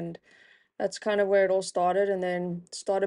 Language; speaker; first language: English; native; English